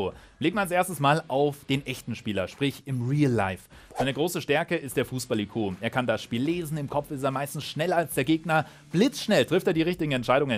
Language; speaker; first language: German; native; German